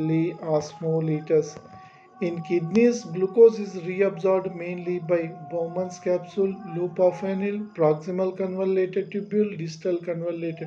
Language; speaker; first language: English; non-native, local second language; Telugu